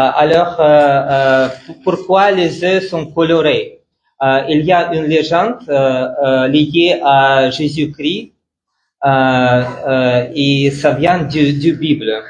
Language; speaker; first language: French; non-native, fluent; Russian